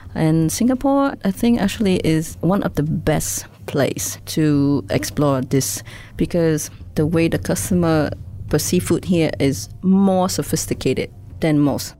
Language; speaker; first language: English; non-native, fluent; Vietnamese